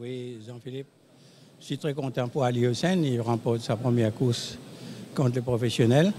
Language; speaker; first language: French; non-native, local second language; Morisyen